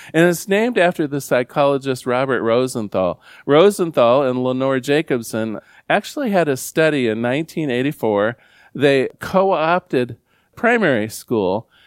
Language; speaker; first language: English; native; English